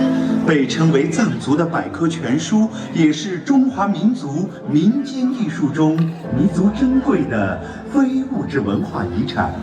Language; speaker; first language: Chinese; native; Chinese